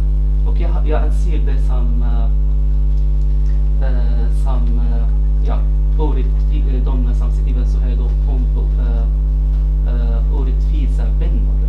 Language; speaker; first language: Swedish; non-native, fluent; Arabic